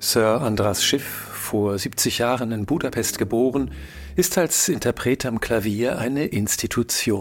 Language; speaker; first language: German; native; German